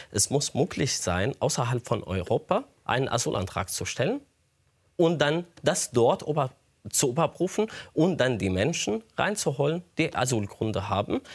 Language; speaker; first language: German; non-native, fluent; Arabic